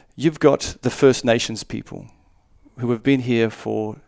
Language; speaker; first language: English; native; English